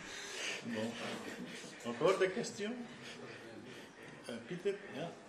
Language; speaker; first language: French; non-native, fluent; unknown